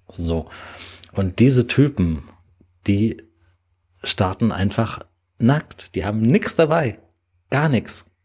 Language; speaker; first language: German; native; German